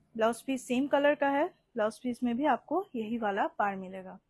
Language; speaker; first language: Hindi; non-native, local second language; Bangla